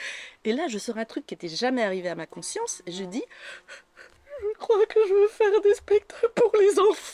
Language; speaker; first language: French; native; French